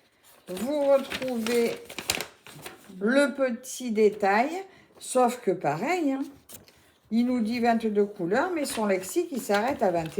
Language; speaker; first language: French; native; French